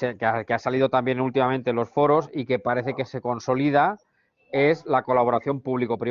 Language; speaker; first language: Spanish; native; Spanish